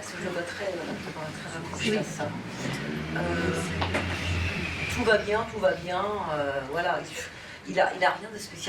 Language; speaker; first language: French; native; French